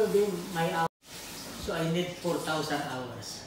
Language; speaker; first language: English; non-native, learner; Filipino